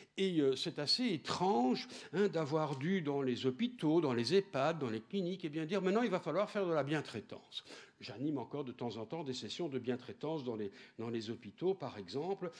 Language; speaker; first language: French; native; French